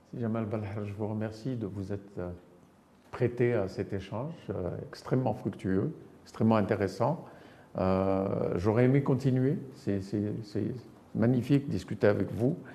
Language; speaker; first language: French; non-native, local second language; Arabic